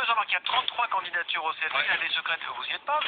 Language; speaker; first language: French; native; French